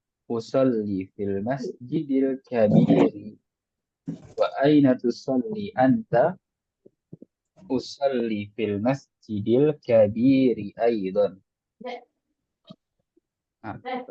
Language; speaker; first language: Arabic; non-native, fluent; Indonesian